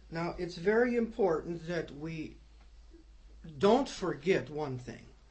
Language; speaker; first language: English; native; English